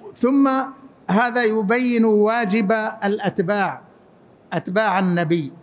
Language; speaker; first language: Arabic; native; Arabic